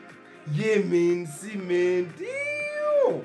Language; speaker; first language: Turkish; non-native, learner; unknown